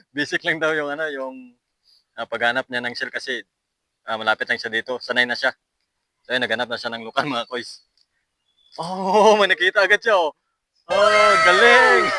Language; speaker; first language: Filipino; native; Filipino